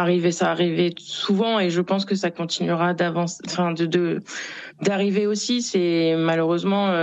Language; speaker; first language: French; native; French